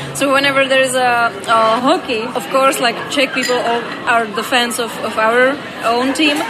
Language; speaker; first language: English; non-native, fluent; Czech